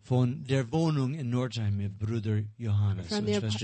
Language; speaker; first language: German; non-native, learner; English